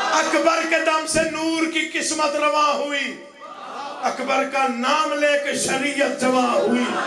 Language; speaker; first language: Urdu; non-native, local second language; Saraiki